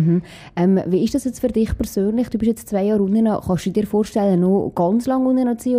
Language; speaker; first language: German; native; German